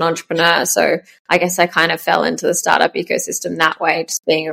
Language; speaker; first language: English; native; English